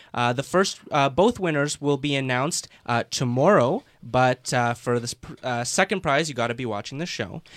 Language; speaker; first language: English; native; English